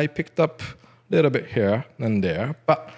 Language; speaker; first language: English; non-native, fluent; Japanese